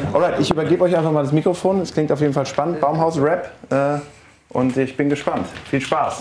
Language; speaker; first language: German; native; German